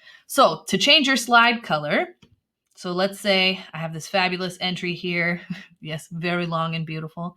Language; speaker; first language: English; native; English